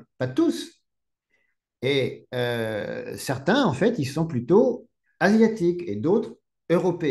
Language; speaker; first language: French; native; French